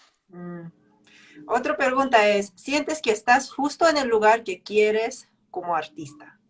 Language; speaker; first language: Spanish; early bilingual, heritage; English